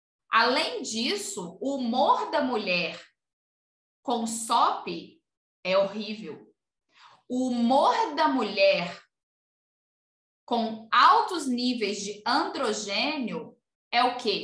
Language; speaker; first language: Portuguese; native; Portuguese